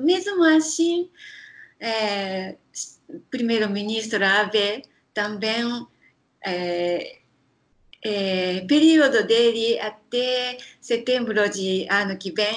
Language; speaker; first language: Portuguese; non-native, learner; Japanese